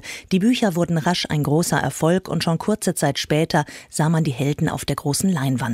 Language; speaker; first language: German; native; German